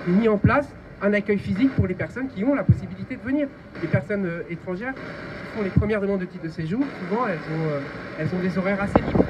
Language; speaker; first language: French; native; French